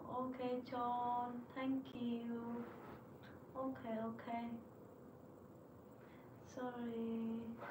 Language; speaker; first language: English; non-native, learner; Vietnamese